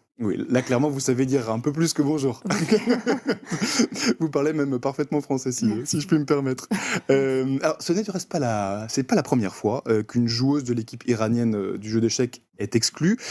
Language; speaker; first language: French; native; French